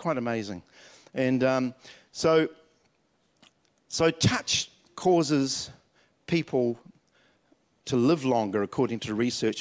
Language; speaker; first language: English; native; English